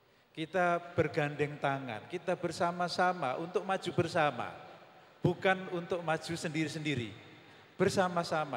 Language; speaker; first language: Indonesian; native; Indonesian